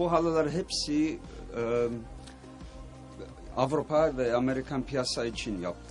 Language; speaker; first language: Turkish; early bilingual, heritage; Turkish